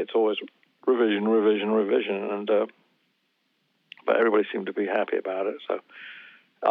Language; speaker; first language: English; native; English